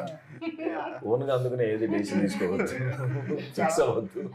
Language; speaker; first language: Telugu; native; Telugu